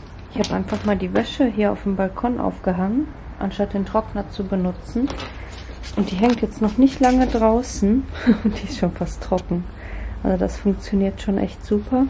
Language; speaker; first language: German; native; German